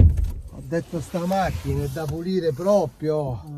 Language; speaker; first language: Italian; native; Italian